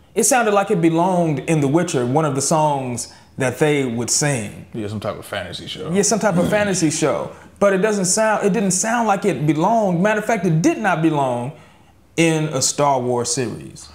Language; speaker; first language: English; native; English